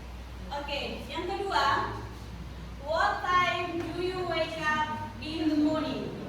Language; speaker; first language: English; non-native, learner; Indonesian